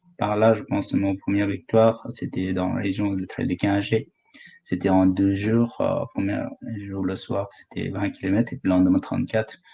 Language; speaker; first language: French; non-native, fluent; Sherpa